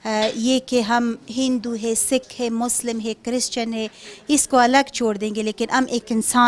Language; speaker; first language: Hindi; non-native, fluent; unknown